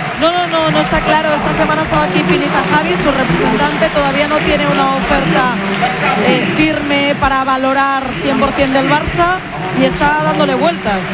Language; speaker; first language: Spanish; native; Spanish